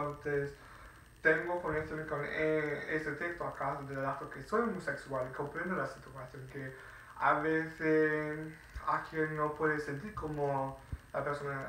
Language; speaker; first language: Spanish; non-native, fluent; English